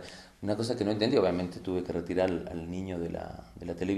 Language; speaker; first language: Spanish; native; Spanish